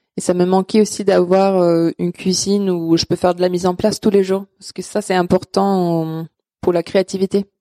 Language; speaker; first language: French; non-native, fluent; Swedish